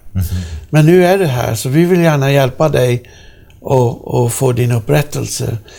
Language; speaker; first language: Swedish; non-native, fluent; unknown